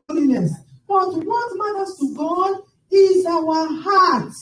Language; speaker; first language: English; non-native, local second language; Yoruba